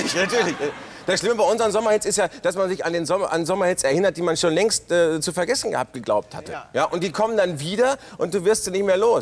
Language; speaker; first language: German; native; German